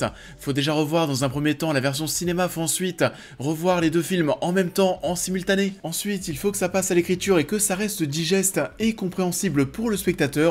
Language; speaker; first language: French; native; French